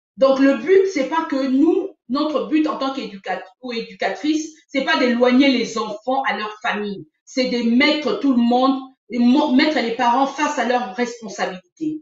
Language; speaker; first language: French; non-native, local second language; Lingala